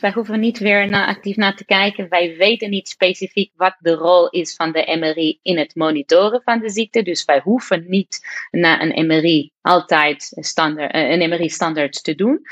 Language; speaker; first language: Dutch; non-native, fluent; Portuguese